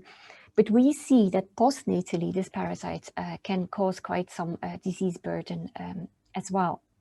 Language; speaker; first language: English; non-native, fluent; Dutch